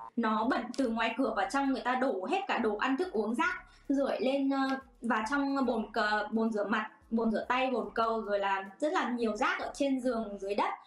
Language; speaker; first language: Vietnamese; native; Vietnamese